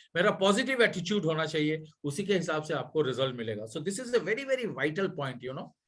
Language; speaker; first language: Hindi; non-native, local second language; Bangla